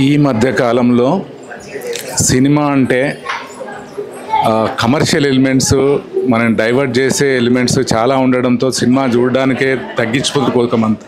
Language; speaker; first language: Telugu; native; Telugu